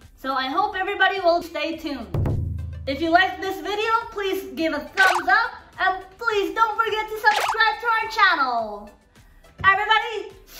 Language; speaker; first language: English; non-native, fluent; Japanese